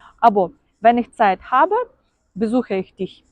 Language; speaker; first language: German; non-native, fluent; Ukrainian